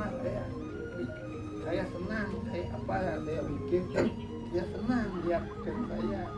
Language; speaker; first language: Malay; non-native, local second language; Balinese